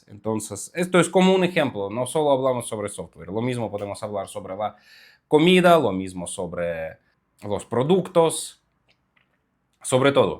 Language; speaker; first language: Spanish; non-native, fluent; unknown